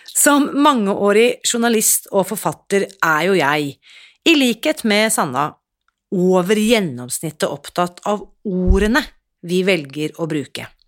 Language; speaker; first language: Norwegian; native; Norwegian